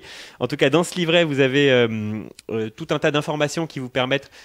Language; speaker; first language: French; native; French